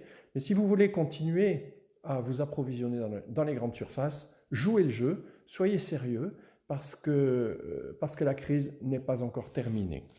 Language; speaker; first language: French; native; French